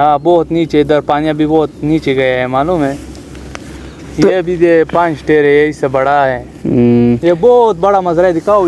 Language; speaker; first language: Hindi; non-native, fluent; Pashto